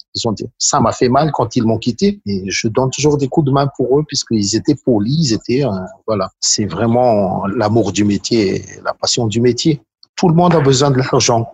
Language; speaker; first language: French; non-native, local second language; Malagasy